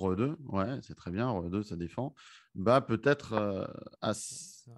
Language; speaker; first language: French; native; French